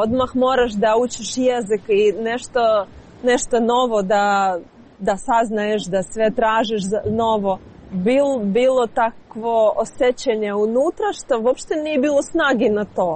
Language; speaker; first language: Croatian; non-native, learner; Ukrainian